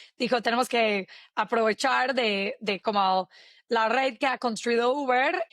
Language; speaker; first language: Spanish; non-native, fluent; English